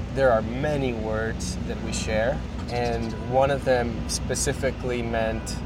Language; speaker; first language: English; non-native, fluent; Spanish